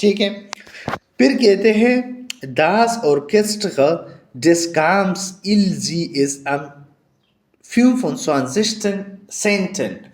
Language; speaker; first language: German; non-native, fluent; Urdu